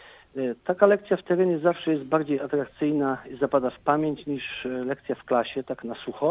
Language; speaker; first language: Polish; native; Polish